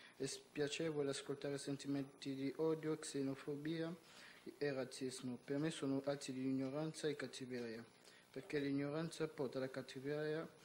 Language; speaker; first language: Italian; non-native, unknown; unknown